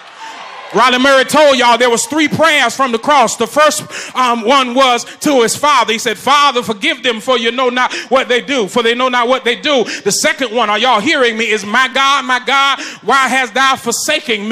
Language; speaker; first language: English; native; English